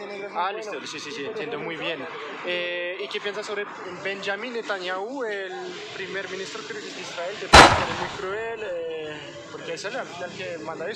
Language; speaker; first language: Spanish; non-native, fluent; French